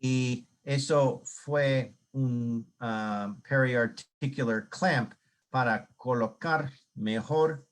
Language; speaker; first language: Spanish; non-native, learner; English